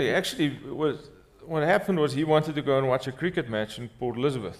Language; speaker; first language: English; non-native, local second language; Afrikaans